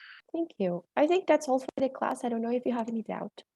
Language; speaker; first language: English; non-native, fluent; Spanish